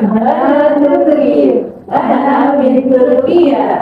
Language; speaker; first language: Arabic; non-native, learner; Indonesian